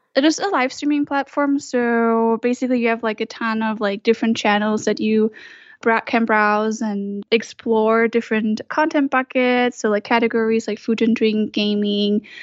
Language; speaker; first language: English; non-native, fluent; German